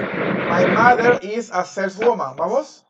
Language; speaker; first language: English; non-native, fluent; Spanish